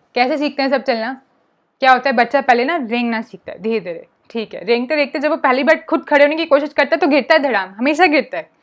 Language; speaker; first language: Hindi; non-native, local second language; Punjabi